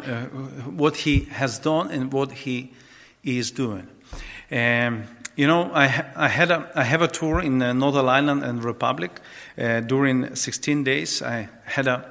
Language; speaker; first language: English; non-native, learner; Ukrainian